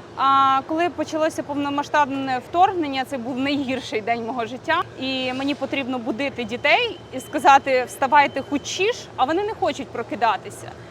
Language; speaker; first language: Ukrainian; native; Ukrainian